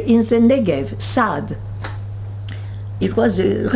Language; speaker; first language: English; non-native, learner; French